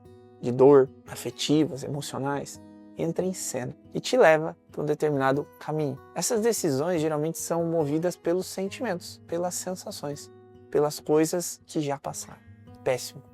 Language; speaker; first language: Portuguese; native; Portuguese